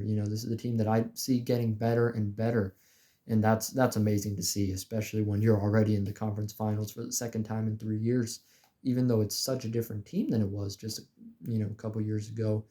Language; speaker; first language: English; native; English